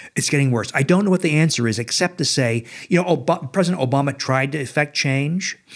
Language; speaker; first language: English; native; English